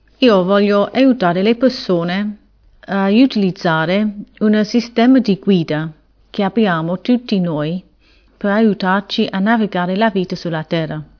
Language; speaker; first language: Italian; non-native, fluent; English